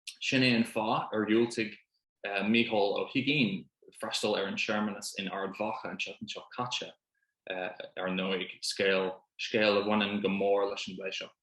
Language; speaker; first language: Irish; non-native, local second language; English